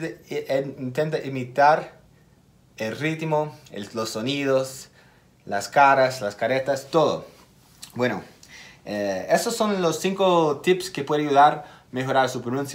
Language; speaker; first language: Spanish; non-native, fluent; English